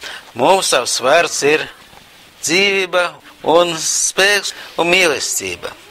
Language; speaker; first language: Latvian; non-native, local second language; Russian